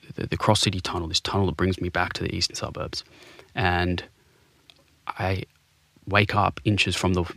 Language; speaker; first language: English; native; English